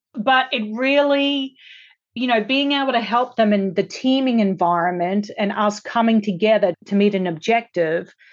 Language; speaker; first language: English; native; English